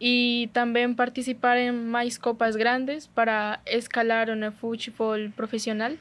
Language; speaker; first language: Portuguese; non-native, learner; Spanish